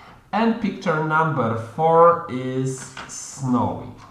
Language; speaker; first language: English; non-native, fluent; Polish